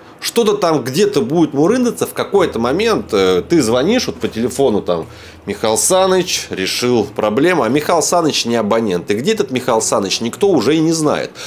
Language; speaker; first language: Russian; native; Russian